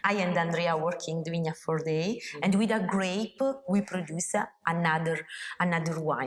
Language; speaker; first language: English; non-native, learner; Italian